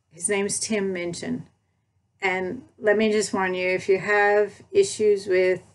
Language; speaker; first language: English; native; English